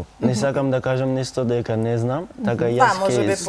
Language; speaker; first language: Macedonian; non-native, learner; English